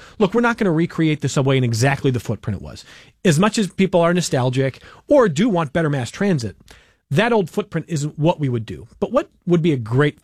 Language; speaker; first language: English; native; English